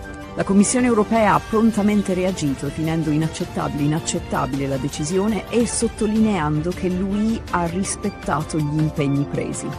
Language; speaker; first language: Italian; native; Italian